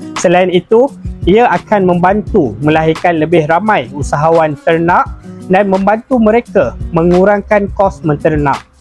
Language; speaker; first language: Malay; native; Malay